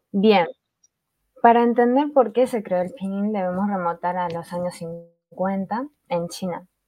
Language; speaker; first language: Spanish; early bilingual, other home language; Chinese